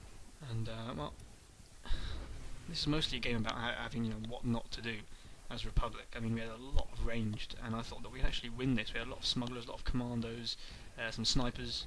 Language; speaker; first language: English; native; English